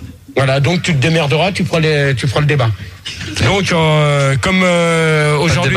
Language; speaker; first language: French; native; French